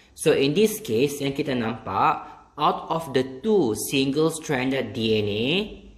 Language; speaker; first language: English; non-native, local second language; Malay